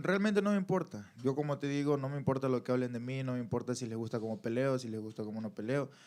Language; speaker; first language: Spanish; native; Spanish